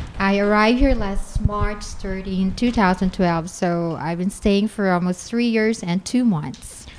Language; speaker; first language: English; non-native, local second language; Cebuano